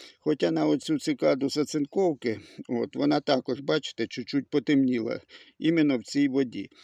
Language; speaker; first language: Ukrainian; native; Ukrainian